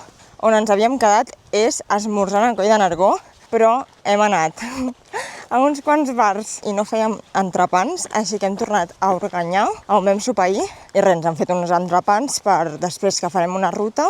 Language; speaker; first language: Catalan; native; Catalan